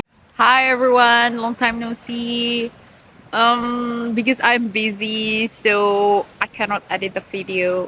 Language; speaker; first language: English; non-native, learner; Indonesian